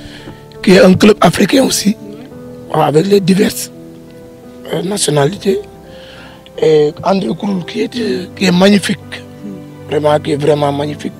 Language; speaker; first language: French; non-native, local second language; Wolof